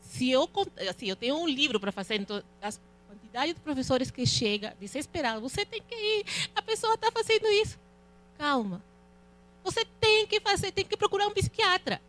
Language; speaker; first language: Portuguese; non-native, fluent; Spanish